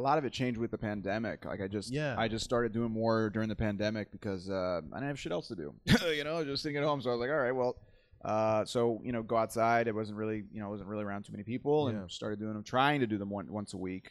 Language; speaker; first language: English; native; English